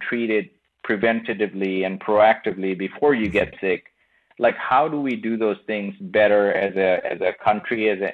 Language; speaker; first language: English; non-native, local second language; Bangla